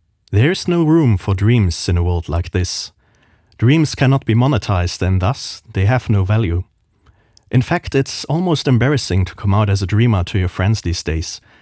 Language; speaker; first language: English; non-native, fluent; Luxembourgish